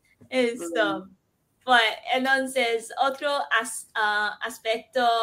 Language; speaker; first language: Spanish; non-native, fluent; Chinese